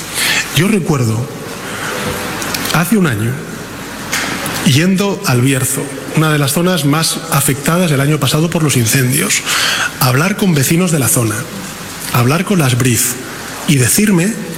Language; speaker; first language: Spanish; native; Spanish